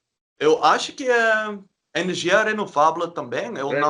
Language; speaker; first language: Portuguese; non-native, learner; Dutch